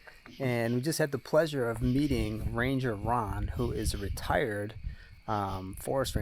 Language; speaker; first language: English; native; English